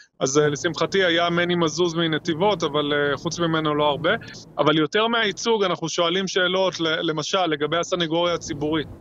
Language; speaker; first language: Hebrew; native; Hebrew